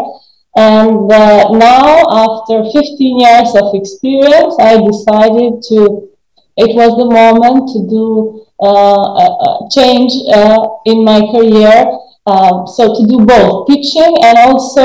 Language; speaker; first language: English; non-native, fluent; Albanian